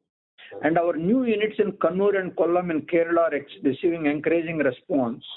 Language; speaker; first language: English; non-native, local second language; Telugu